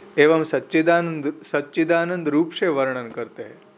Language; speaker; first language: Hindi; non-native, local second language; Gujarati